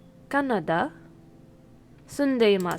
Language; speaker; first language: Japanese; non-native, learner; English